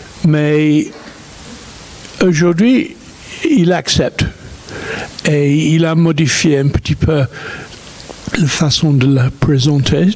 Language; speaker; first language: French; non-native, fluent; English